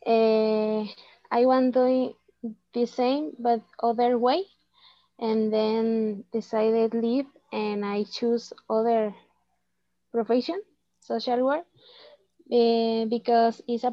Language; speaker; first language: English; non-native, fluent; Spanish